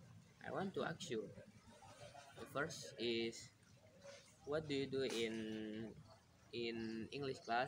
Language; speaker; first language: English; non-native, learner; Indonesian